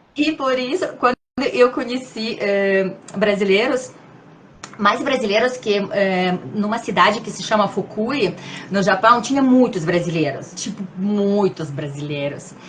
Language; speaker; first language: Portuguese; non-native, fluent; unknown